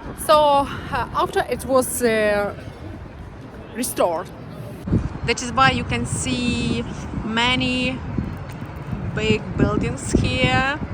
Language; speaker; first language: English; non-native, learner; Ukrainian